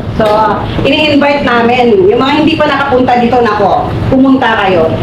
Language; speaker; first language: Filipino; native; Filipino